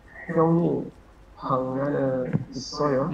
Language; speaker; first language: Korean; non-native, learner; Indonesian